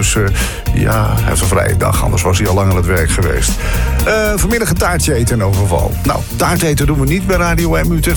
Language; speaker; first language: Dutch; native; Dutch